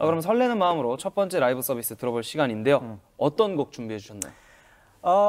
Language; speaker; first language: Korean; native; Korean